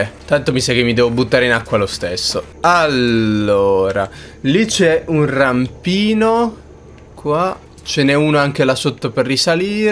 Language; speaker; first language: Italian; native; Italian